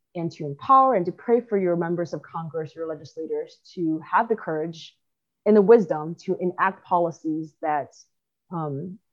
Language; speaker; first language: English; early bilingual, other home language; Chinese